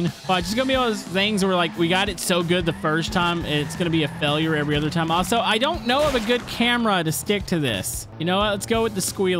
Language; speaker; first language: English; native; English